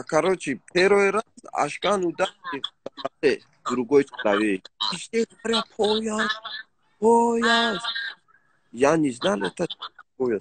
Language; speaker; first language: Russian; non-native, learner; Persian